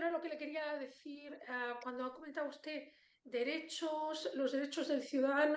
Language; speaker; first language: Spanish; native; Spanish